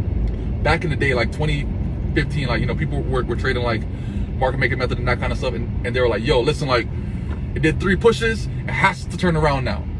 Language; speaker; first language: English; native; English